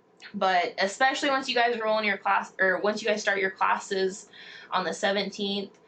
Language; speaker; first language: English; native; English